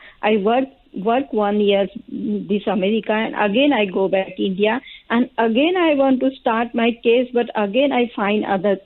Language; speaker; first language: English; non-native, learner; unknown